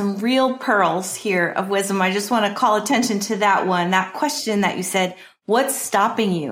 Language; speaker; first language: English; native; English